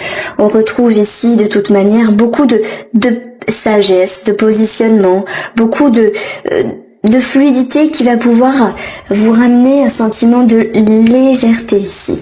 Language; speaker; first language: French; native; French